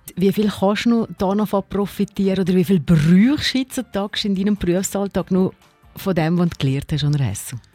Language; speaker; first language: German; native; German